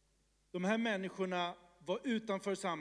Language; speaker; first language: Swedish; early bilingual, other home language; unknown